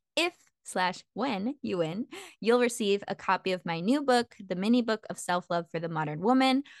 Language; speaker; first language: English; native; English